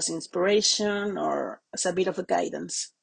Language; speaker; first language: English; non-native, fluent; Spanish